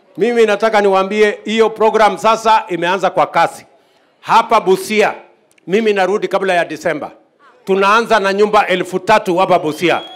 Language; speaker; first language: Swahili; non-native, local second language; Kalenjin